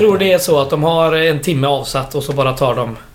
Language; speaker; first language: Swedish; native; Swedish